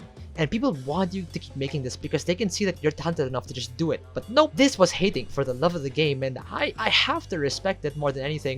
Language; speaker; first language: English; native; English